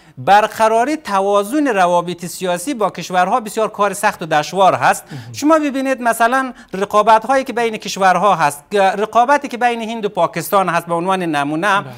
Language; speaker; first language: Persian; native; Persian